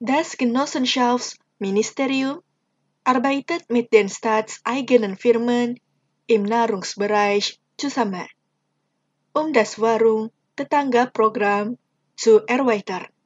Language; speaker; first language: German; non-native, fluent; Indonesian